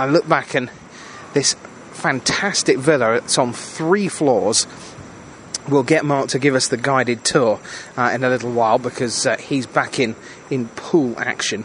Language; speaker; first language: English; native; English